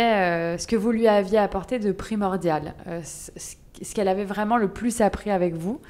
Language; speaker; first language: French; native; French